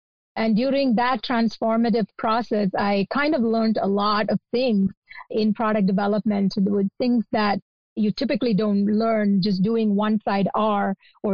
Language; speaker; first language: English; non-native, local second language; Malayalam